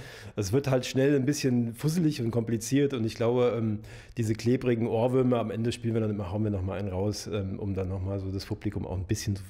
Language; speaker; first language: German; native; German